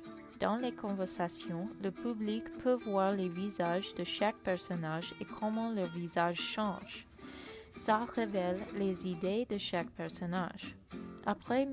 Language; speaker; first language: French; non-native, learner; English